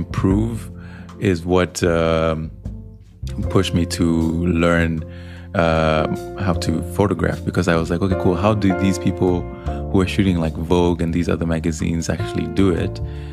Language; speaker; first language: English; non-native, local second language; Swahili